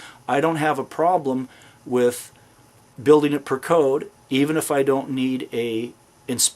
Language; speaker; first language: English; native; English